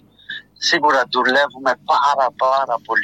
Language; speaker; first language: Greek; non-native, fluent; French